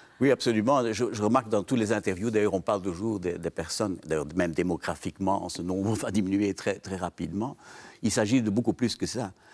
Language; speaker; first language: French; native; French